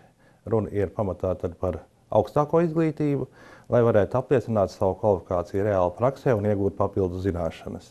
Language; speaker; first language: Latvian; native; Latvian